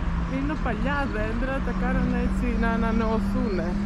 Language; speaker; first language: Greek; non-native, fluent; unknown